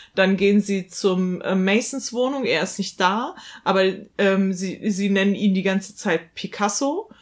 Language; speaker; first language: German; native; German